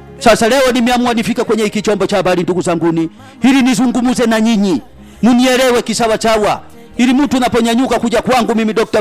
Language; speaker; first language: Swahili; non-native, local second language; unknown